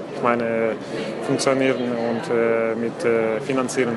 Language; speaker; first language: German; non-native, learner; Russian